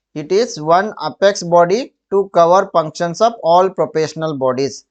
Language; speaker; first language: English; non-native, local second language; Kannada